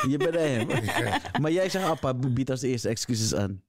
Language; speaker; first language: Dutch; native; Dutch